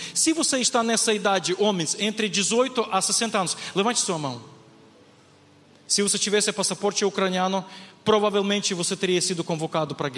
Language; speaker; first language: Portuguese; non-native, fluent; Ukrainian